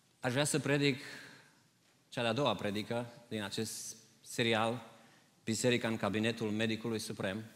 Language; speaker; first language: Romanian; early bilingual, heritage; Romanian